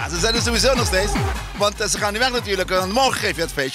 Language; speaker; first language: Dutch; native; Dutch